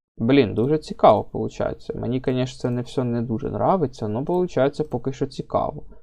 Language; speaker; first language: Ukrainian; non-native, local second language; Russian